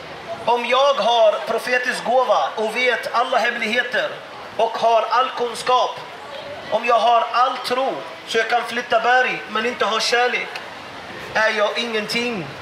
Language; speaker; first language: Swedish; non-native, fluent; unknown